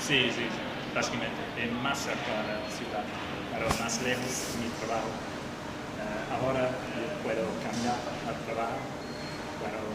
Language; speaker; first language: Spanish; non-native, learner; English